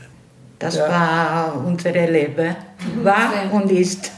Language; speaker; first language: German; non-native, learner; Italian